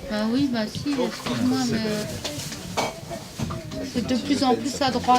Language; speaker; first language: French; native; French